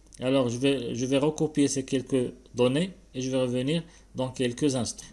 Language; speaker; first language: French; non-native, local second language; Arabic